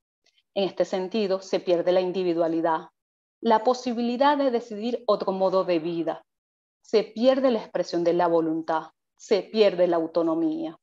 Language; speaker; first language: Spanish; native; Spanish